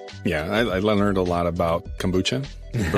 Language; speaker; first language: English; native; English